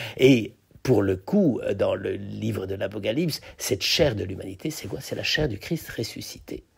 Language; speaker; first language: French; native; French